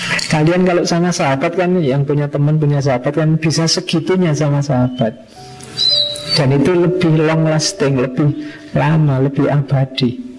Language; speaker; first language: Indonesian; non-native, local second language; Javanese